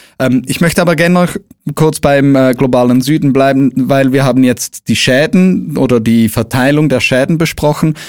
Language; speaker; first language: German; native; German